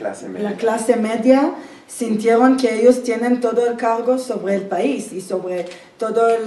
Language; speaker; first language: Spanish; non-native, fluent; Hebrew